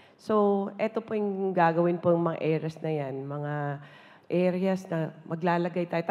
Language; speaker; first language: Filipino; non-native, local second language; Hiligaynon